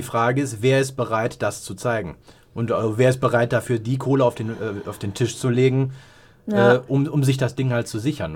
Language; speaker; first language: German; native; German